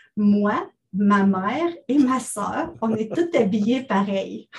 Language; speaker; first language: French; native; French